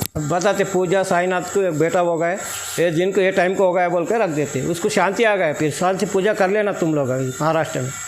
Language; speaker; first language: Hindi; non-native, local second language; Telugu